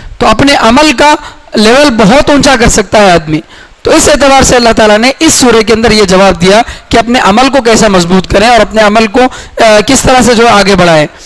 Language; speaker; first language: Urdu; native; Urdu